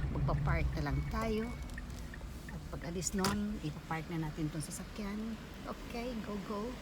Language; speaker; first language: Filipino; non-native, local second language; Cebuano